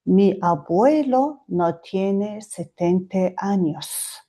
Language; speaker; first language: Spanish; non-native, fluent; Mongolian